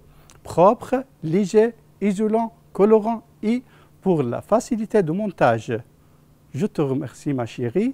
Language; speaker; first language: French; non-native, fluent; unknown